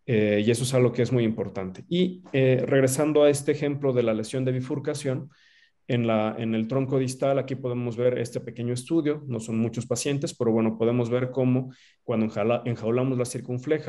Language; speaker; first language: Spanish; native; Spanish